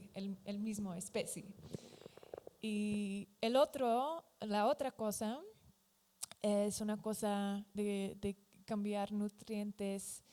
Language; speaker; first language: Spanish; non-native, fluent; Dutch